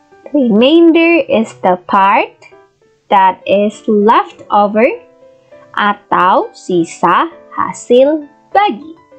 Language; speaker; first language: English; non-native, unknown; Indonesian